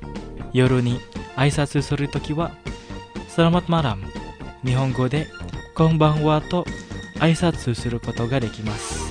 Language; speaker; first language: Japanese; non-native, fluent; Indonesian